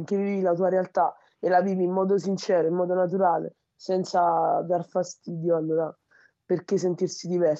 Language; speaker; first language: Italian; early bilingual, other home language; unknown